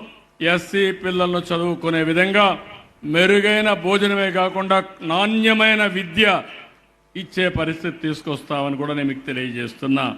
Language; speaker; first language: Telugu; native; Telugu